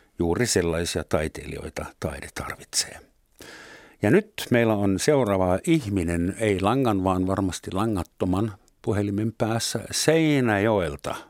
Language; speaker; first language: Finnish; non-native, fluent; German